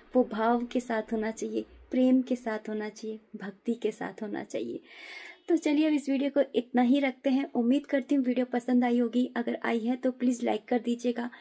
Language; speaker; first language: Hindi; native; Hindi